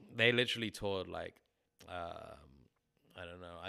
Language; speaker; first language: English; native; English